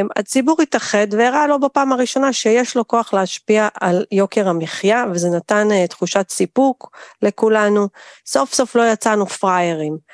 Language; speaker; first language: Hebrew; native; Hebrew